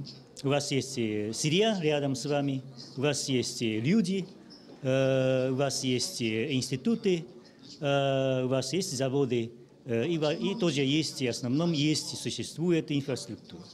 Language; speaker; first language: Russian; non-native, learner; Japanese